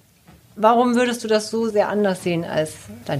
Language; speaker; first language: German; native; German